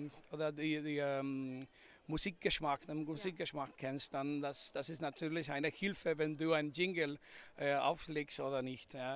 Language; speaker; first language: German; non-native, fluent; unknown